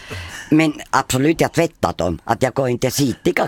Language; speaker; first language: Swedish; non-native, fluent; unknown